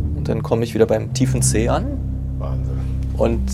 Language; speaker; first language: German; native; German